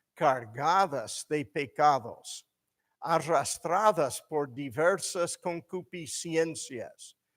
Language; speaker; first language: Spanish; non-native, fluent; English